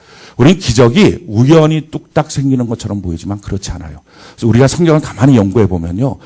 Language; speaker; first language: Korean; native; Korean